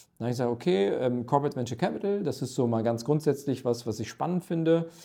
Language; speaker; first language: German; early bilingual, other home language; Turkish